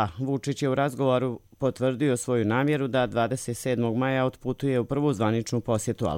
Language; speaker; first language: Croatian; native; Croatian